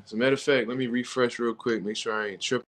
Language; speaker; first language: English; native; English